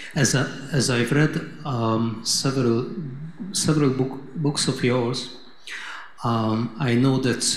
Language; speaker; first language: English; non-native, fluent; Hungarian